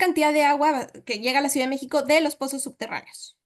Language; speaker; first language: Spanish; native; Spanish